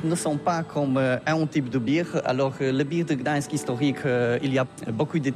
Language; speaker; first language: French; non-native, learner; Polish